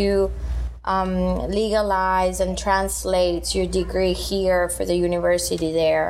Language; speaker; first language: English; non-native, fluent; Spanish